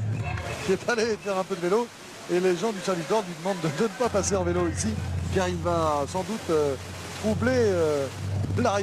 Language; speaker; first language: French; native; French